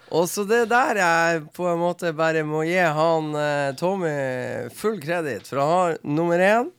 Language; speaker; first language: Norwegian; non-native, fluent; English